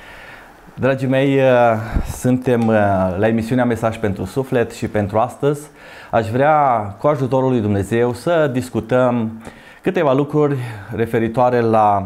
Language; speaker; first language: Romanian; native; Romanian